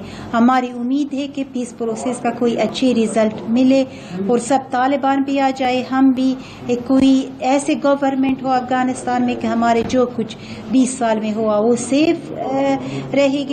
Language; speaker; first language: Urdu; non-native, fluent; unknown